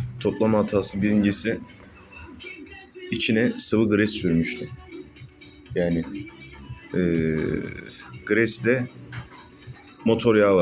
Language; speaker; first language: Turkish; native; Turkish